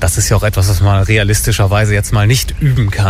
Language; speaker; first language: German; native; German